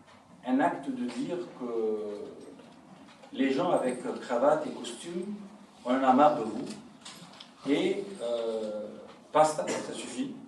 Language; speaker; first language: French; non-native, fluent; Arabic